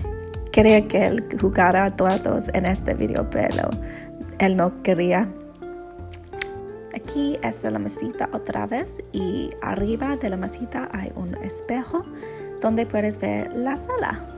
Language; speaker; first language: Spanish; non-native, learner; English